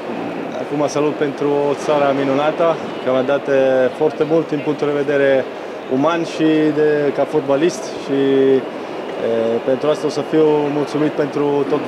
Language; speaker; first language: Romanian; non-native, fluent; Italian